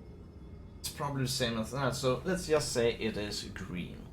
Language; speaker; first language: English; non-native, fluent; Chinese